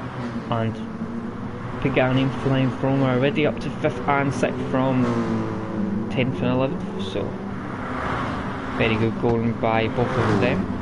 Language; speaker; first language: English; native; English